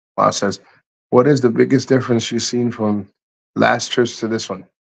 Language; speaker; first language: English; native; English